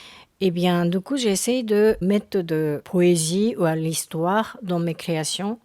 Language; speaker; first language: French; non-native, learner; Japanese